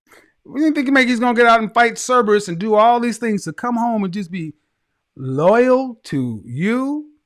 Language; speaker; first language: English; native; English